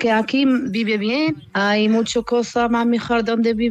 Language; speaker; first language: Spanish; non-native, learner; Arabic